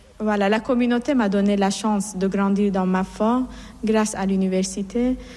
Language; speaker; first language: French; non-native, fluent; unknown